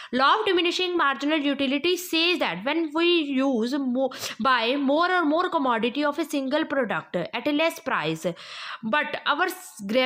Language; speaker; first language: English; non-native, local second language; Hindi